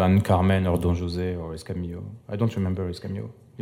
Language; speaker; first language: English; non-native, fluent; French